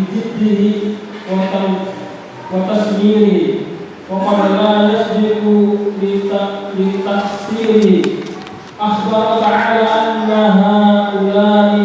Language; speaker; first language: Arabic; non-native, fluent; Indonesian